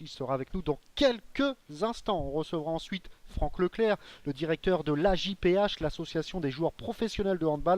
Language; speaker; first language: French; native; French